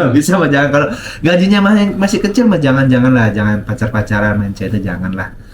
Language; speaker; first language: Indonesian; non-native, local second language; Sundanese